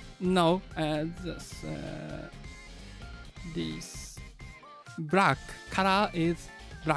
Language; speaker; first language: English; non-native, learner; Japanese